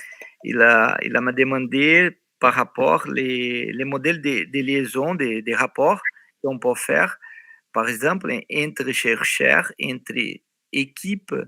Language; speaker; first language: French; non-native, fluent; Portuguese